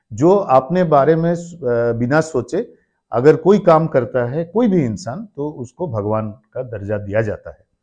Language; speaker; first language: Hindi; non-native, local second language; Bangla